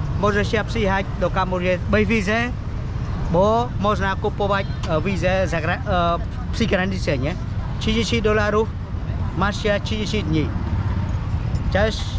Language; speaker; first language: Polish; non-native, learner; Khmer